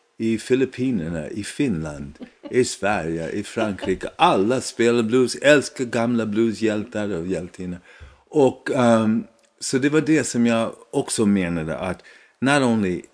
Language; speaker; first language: Swedish; non-native, fluent; English